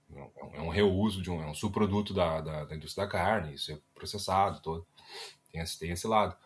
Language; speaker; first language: Portuguese; native; Portuguese